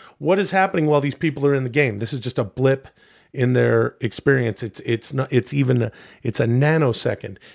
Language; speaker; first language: English; native; English